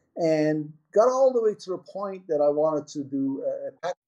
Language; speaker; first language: English; early bilingual, other home language; Persian